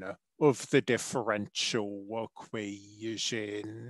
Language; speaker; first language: English; native; English